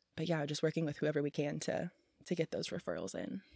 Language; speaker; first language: English; native; English